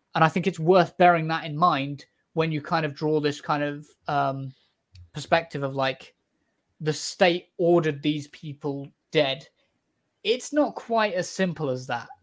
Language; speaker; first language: English; native; English